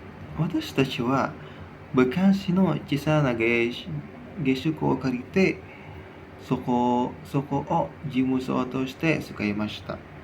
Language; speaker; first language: Japanese; non-native, learner; Indonesian